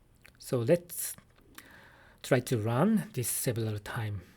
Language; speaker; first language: English; non-native, fluent; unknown